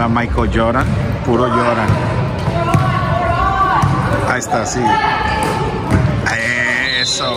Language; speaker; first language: Spanish; native; Spanish